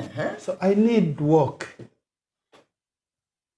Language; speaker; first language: English; non-native, learner; Portuguese